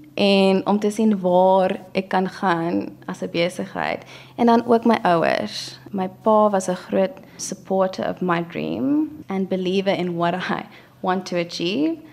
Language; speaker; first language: Afrikaans; native; Afrikaans